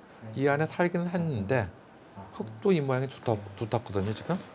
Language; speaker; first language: Korean; native; Korean